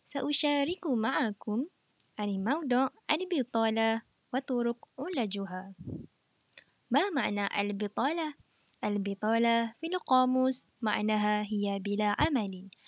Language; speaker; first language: Arabic; non-native, learner; Malay